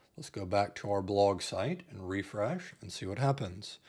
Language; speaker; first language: English; native; English